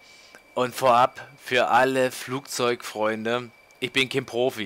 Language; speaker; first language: German; native; German